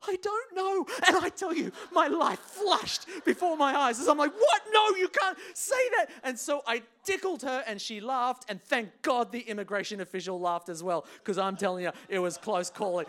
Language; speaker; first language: English; native; English